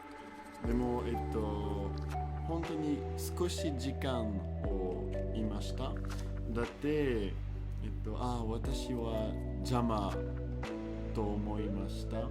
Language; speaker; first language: Japanese; non-native, learner; French